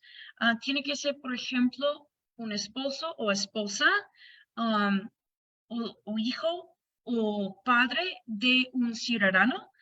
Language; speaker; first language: Spanish; non-native, fluent; English